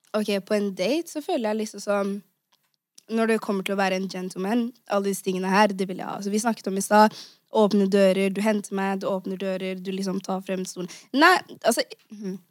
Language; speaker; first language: Norwegian; native; Norwegian